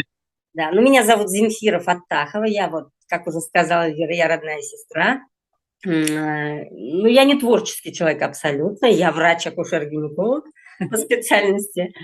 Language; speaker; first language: Russian; native; Russian